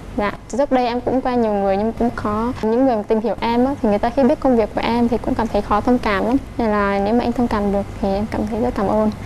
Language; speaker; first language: Vietnamese; native; Vietnamese